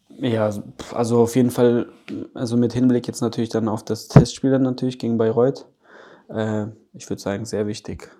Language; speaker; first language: German; early bilingual, other home language; Polish